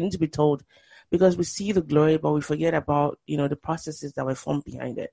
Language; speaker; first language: English; non-native, local second language; Yoruba